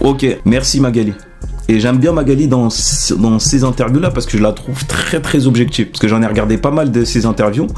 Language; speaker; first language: French; native; French